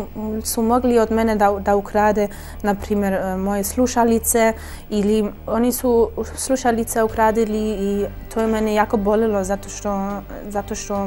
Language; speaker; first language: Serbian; early bilingual, heritage; German